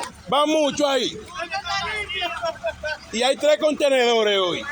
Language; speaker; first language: Spanish; non-native, fluent; Haitian Creole